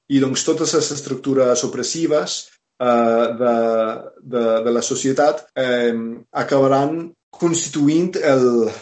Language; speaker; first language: Catalan; non-native, fluent; English